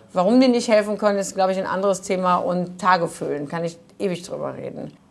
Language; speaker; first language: German; early bilingual, other home language; Croatian